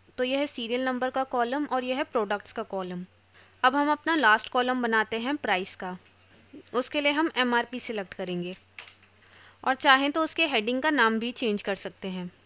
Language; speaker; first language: Hindi; native; Hindi